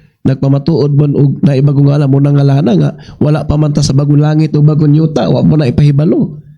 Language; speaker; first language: Cebuano; native; Cebuano